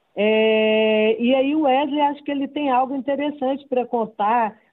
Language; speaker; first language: Portuguese; native; Portuguese